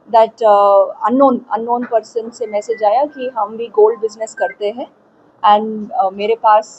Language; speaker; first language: Hindi; non-native, local second language; Telugu